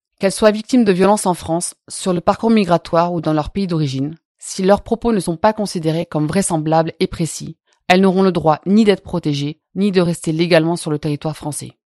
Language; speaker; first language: French; native; French